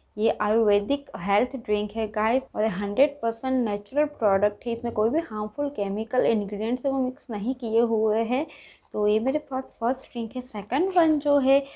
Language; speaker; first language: Hindi; non-native, local second language; Gujarati